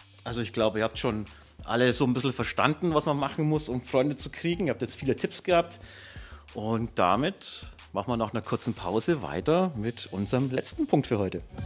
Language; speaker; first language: German; native; German